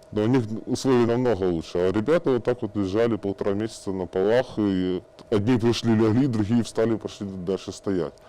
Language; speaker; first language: Russian; native; Russian